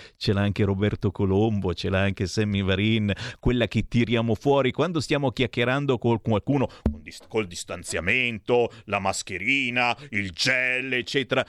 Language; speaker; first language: Italian; native; Italian